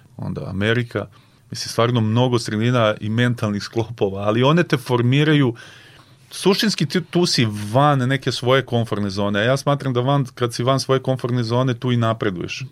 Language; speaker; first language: Serbian; native; Serbian